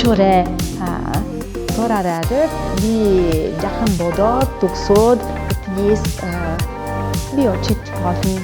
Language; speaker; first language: Mongolian; non-native, learner; Italian